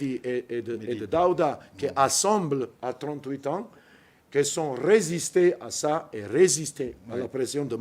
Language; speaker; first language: French; non-native, fluent; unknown